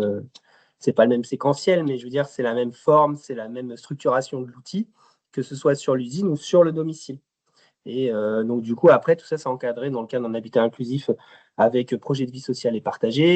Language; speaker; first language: French; native; French